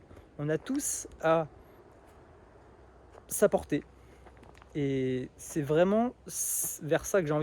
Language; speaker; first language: French; native; French